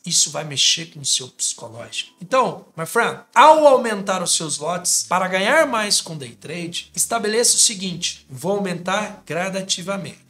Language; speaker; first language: Portuguese; native; Portuguese